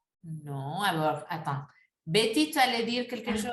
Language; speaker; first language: French; non-native, fluent; Spanish